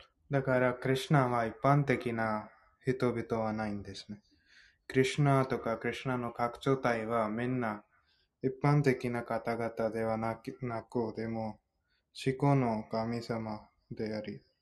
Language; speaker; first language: Japanese; non-native, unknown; Hindi